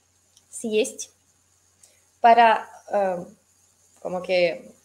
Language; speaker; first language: Spanish; non-native, fluent; Russian